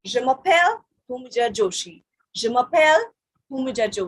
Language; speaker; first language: French; non-native, fluent; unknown